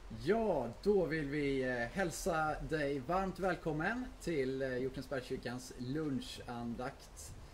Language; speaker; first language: Swedish; native; Swedish